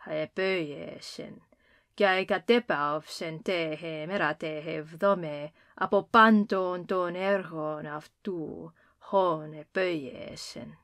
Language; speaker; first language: Greek; non-native, fluent; English